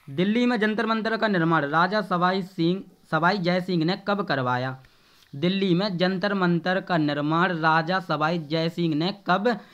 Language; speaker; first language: Hindi; native; Hindi